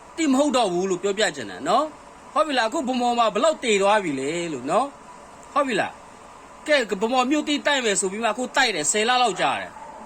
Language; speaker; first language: Burmese; non-native, local second language; Kachin